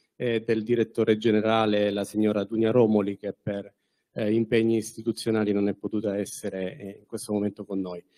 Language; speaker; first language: Italian; native; Italian